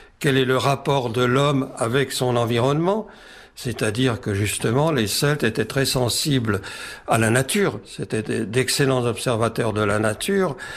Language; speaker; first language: French; non-native, fluent; Czech